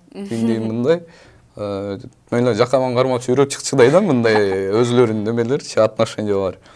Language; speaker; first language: Kyrgyz; native; Kyrgyz